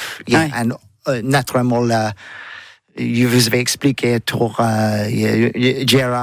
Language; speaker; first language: French; non-native, learner; English